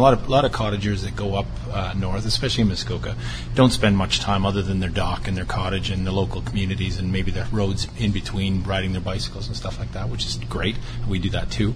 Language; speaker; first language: English; native; English